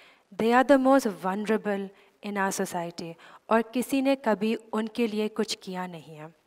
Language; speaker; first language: Urdu; native; Urdu